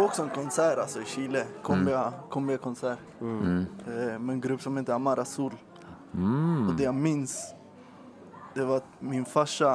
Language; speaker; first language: Swedish; early bilingual, other home language; Spanish